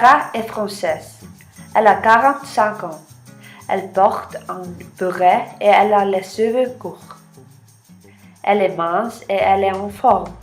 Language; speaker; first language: French; non-native, learner; Icelandic